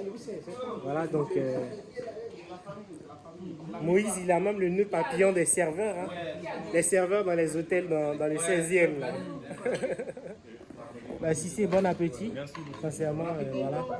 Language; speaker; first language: French; native; French